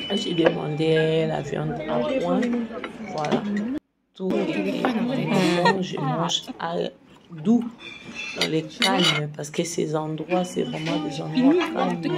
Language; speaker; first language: French; non-native, local second language; Lingala